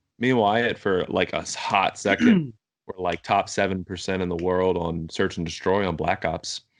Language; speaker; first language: English; native; English